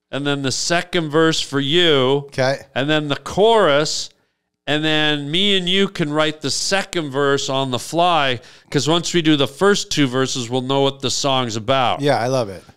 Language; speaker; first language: English; native; English